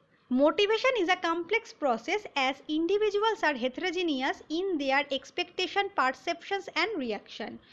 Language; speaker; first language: English; non-native, local second language; Bangla